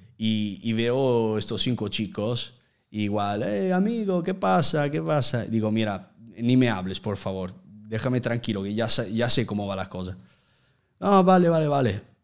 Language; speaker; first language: Spanish; non-native, fluent; Italian